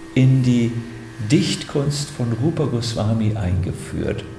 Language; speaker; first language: German; native; German